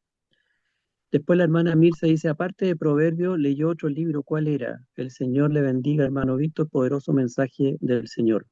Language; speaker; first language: Spanish; native; Spanish